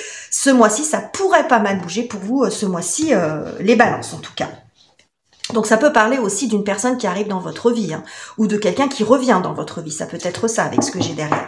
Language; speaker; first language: French; native; French